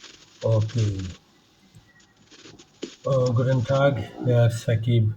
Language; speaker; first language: German; non-native, fluent; Bangla